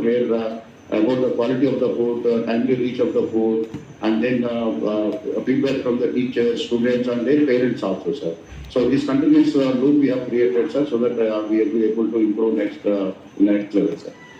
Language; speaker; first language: English; non-native, local second language; Telugu